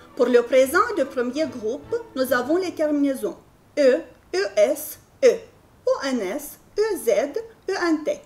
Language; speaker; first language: French; non-native, fluent; Romanian